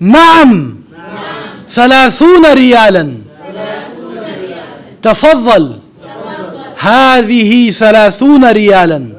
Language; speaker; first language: Arabic; non-native, fluent; Urdu